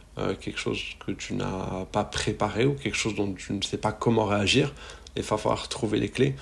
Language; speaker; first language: French; native; French